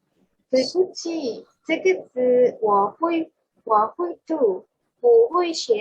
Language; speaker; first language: Chinese; non-native, learner; Malay